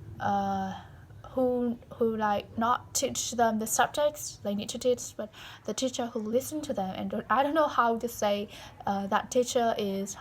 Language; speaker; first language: English; non-native, learner; Vietnamese